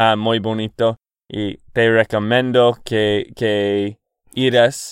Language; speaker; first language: Spanish; non-native, fluent; English